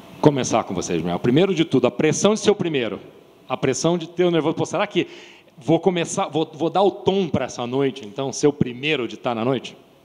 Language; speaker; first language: Portuguese; native; Portuguese